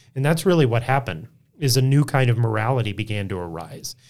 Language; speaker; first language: English; native; English